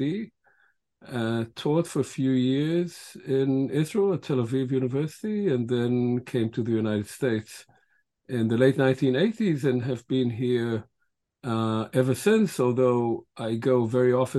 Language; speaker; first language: English; non-native, fluent; Hebrew